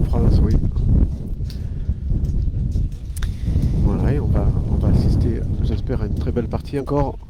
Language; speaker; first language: French; native; French